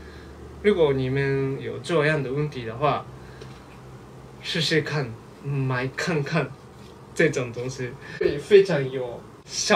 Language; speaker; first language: Chinese; non-native, fluent; Japanese